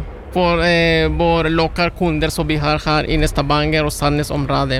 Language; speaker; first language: Norwegian; non-native, learner; Spanish